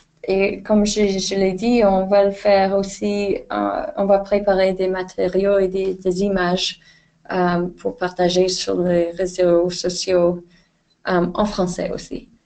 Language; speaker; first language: French; non-native, fluent; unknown